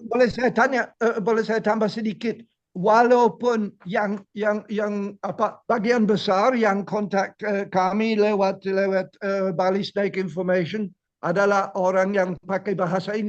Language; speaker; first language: Indonesian; non-native, fluent; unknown